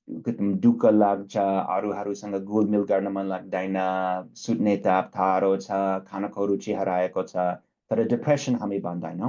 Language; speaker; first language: Nepali; non-native, fluent; English